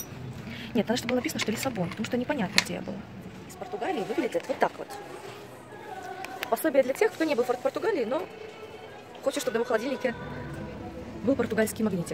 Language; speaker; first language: Russian; native; Russian